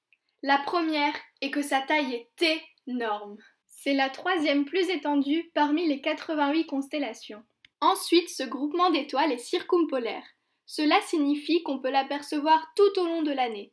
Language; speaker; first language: French; native; French